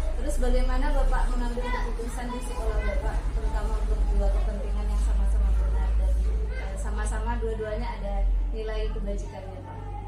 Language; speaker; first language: Indonesian; non-native, local second language; Madurese